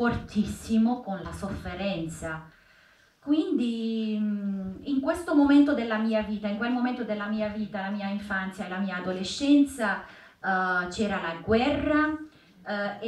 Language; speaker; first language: Italian; non-native, fluent; Arabic